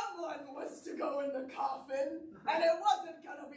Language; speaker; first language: English; native; English